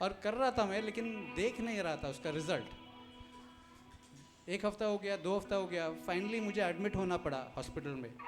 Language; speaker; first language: Hindi; non-native, local second language; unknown